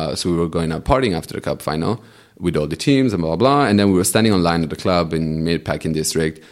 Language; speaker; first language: English; non-native, fluent; Italian